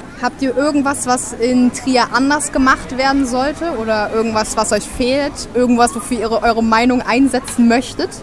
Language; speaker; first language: German; native; German